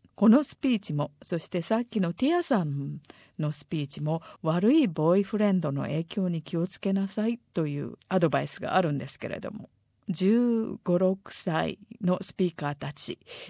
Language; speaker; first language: Japanese; native; Japanese